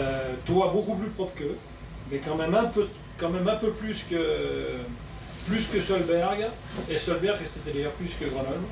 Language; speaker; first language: French; native; French